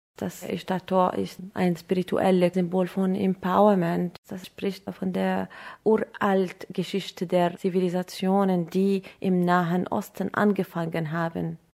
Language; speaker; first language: German; non-native, fluent; Arabic